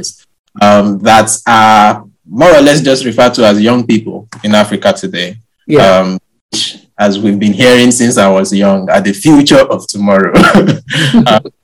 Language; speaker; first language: English; non-native, local second language; Yoruba